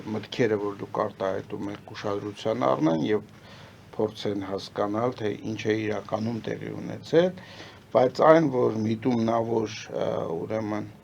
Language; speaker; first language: Armenian; native; Armenian